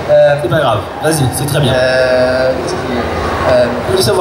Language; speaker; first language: French; native; French